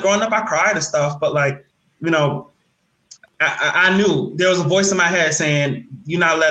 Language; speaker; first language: English; native; English